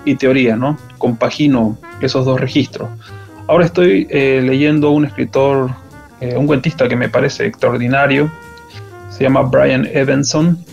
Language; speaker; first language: Spanish; native; Spanish